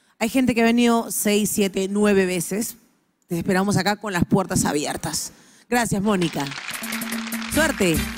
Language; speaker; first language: Spanish; native; Spanish